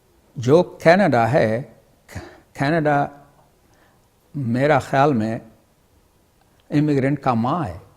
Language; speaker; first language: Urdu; non-native, learner; Pashto